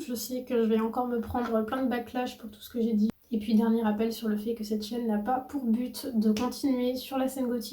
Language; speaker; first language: French; native; French